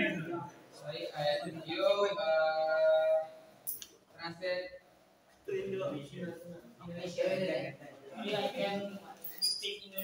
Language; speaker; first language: English; non-native, learner; Indonesian